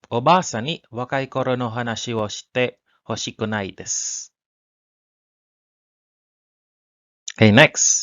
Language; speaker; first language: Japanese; non-native, learner; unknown